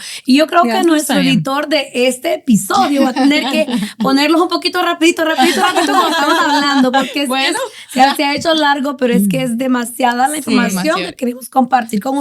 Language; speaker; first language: Spanish; native; Spanish